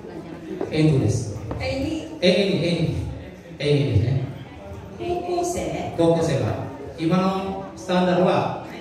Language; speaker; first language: Japanese; non-native, learner; Indonesian